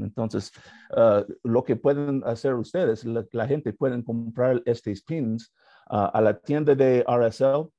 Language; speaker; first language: Spanish; non-native, learner; English